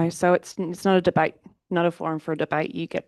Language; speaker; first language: English; native; English